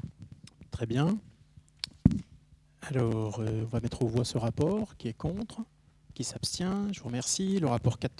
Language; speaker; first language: French; native; French